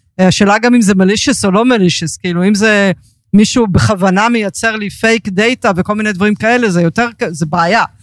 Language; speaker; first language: Hebrew; early bilingual, heritage; Hebrew